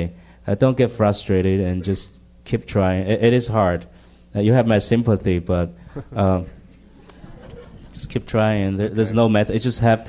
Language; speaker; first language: English; non-native, fluent; Chinese